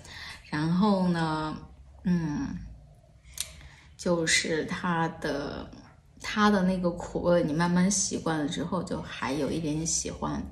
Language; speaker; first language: Chinese; native; Chinese